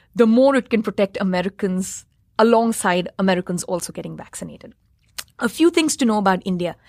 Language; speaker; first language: English; non-native, local second language; Hindi